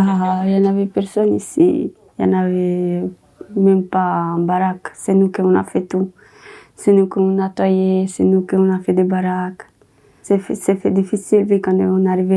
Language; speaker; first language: French; non-native, learner; Romanian